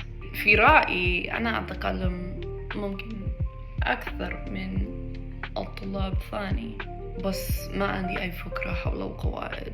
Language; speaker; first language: Arabic; non-native, learner; English